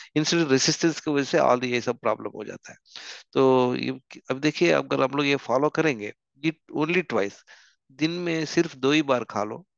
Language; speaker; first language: Hindi; non-native, local second language; Telugu